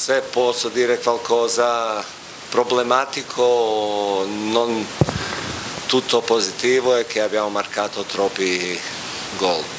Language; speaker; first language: Italian; non-native, fluent; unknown